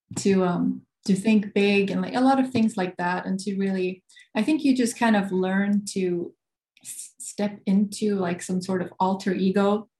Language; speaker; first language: English; non-native, fluent; Swedish